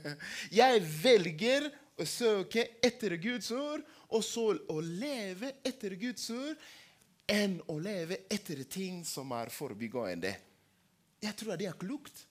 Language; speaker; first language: Norwegian; non-native, fluent; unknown